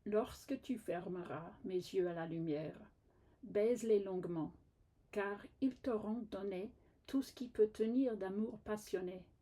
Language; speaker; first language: French; non-native, fluent; English